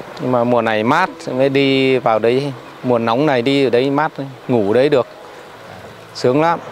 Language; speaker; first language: Vietnamese; non-native, local second language; Hmong